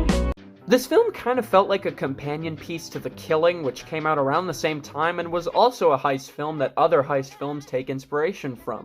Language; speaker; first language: English; native; English